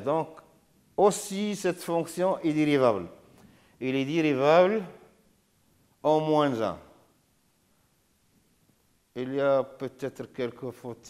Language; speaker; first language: French; non-native, local second language; Arabic